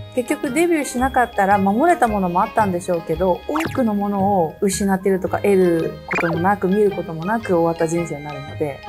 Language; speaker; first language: Japanese; native; Japanese